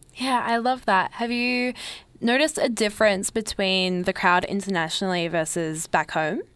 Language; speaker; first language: English; native; English